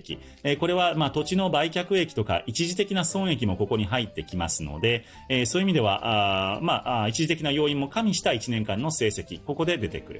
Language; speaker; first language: Japanese; native; Japanese